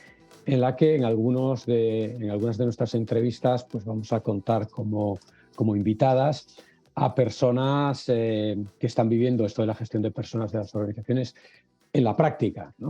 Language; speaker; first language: Spanish; native; Spanish